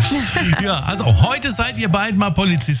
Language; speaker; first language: German; native; German